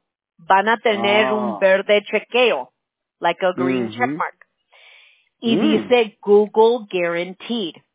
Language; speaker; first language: Spanish; early bilingual, heritage; Spanish